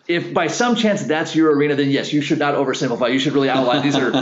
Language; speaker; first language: English; native; English